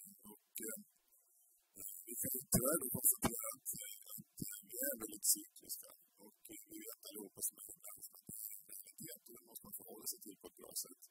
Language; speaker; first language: Swedish; native; Swedish